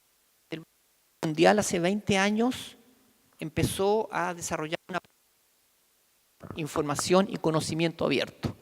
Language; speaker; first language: Spanish; native; Spanish